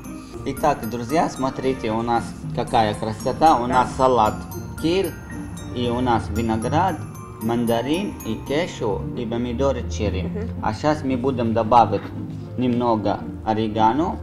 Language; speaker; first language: Russian; non-native, learner; Arabic